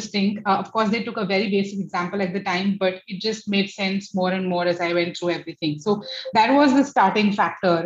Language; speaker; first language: English; non-native, local second language; Hindi